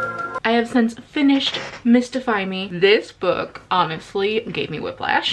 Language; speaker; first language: English; native; English